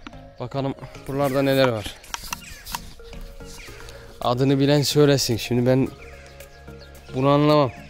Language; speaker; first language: Turkish; native; Turkish